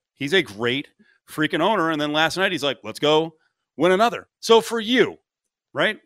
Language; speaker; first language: English; native; English